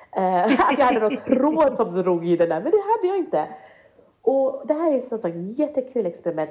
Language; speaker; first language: Swedish; early bilingual, other home language; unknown